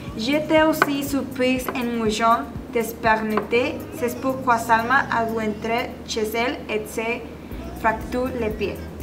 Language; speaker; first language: French; non-native, learner; Spanish